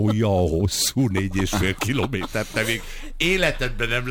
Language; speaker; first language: Hungarian; native; Hungarian